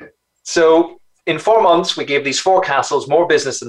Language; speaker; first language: English; native; English